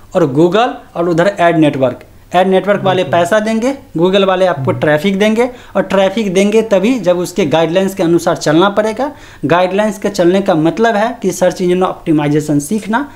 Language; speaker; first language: Hindi; native; Hindi